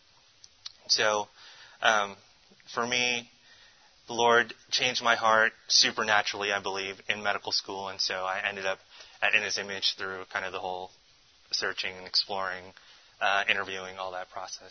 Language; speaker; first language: English; native; English